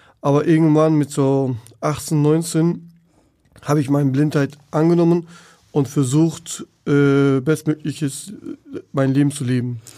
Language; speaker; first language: German; non-native, fluent; Turkish